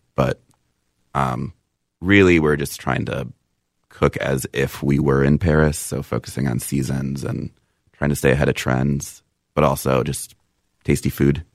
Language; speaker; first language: English; native; English